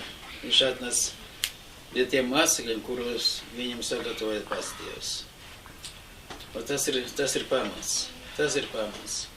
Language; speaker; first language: Latvian; non-native, local second language; Russian